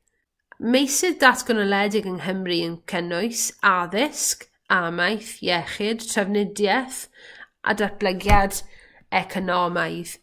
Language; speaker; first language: Welsh; native; Welsh